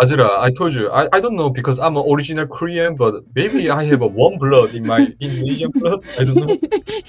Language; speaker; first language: English; non-native, learner; Korean